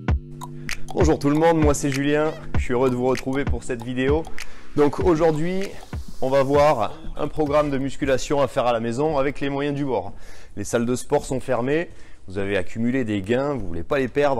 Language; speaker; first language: French; native; French